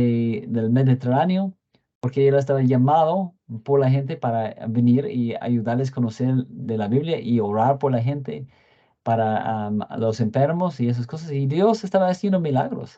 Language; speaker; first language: Spanish; non-native, fluent; English